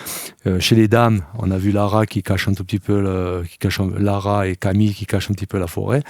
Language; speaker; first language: French; native; French